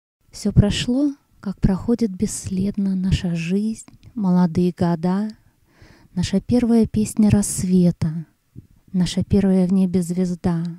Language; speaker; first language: Russian; native; Russian